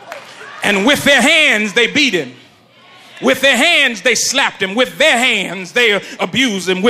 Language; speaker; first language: English; native; English